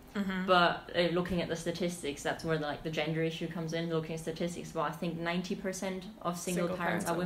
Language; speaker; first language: English; non-native, fluent; Italian